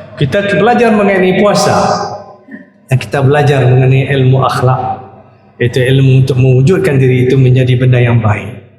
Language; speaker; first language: Malay; native; Malay